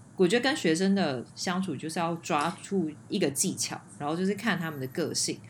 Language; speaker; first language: Chinese; native; Chinese